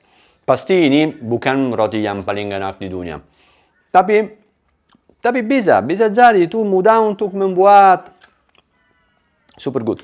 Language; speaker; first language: Indonesian; non-native, learner; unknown